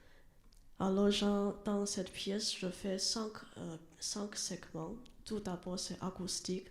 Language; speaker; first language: French; non-native, learner; Chinese